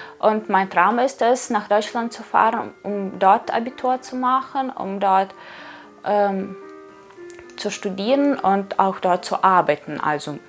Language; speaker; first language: German; non-native, fluent; Ukrainian